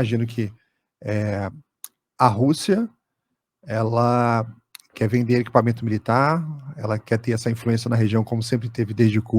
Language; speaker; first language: Portuguese; native; Portuguese